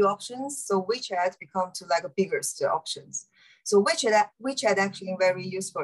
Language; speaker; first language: English; non-native, learner; Chinese